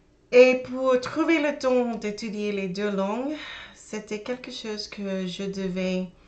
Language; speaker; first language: French; non-native, learner; English